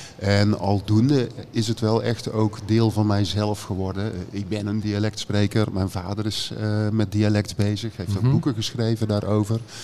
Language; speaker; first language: Dutch; native; Dutch